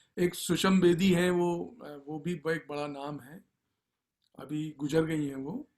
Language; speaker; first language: Hindi; native; Hindi